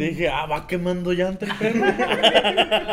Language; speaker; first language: Spanish; native; Spanish